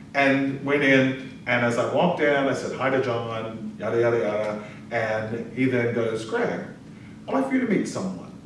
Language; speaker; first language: English; native; English